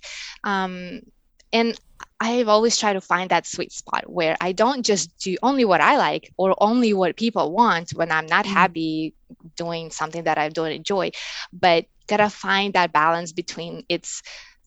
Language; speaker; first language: English; non-native, fluent; Russian